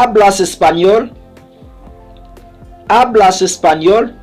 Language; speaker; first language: Spanish; non-native, learner; Haitian Creole